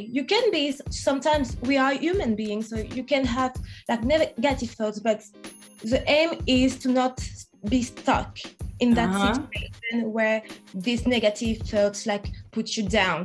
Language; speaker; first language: English; non-native, fluent; French